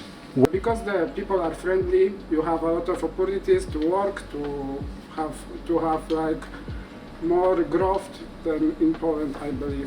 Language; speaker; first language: English; non-native, fluent; Polish